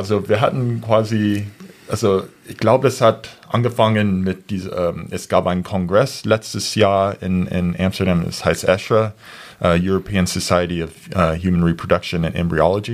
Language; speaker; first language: German; non-native, fluent; English